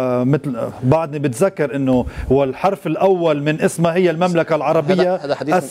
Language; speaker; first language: Arabic; native; Arabic